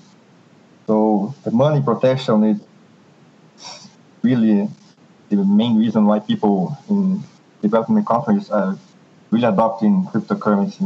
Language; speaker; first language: English; non-native, fluent; Portuguese